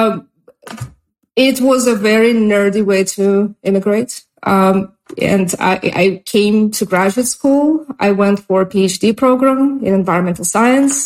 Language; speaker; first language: English; non-native, fluent; Russian